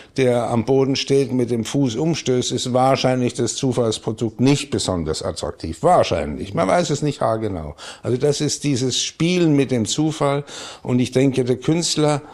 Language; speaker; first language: German; native; German